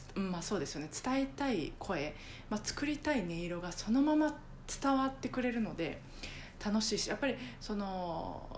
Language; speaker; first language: Japanese; native; Japanese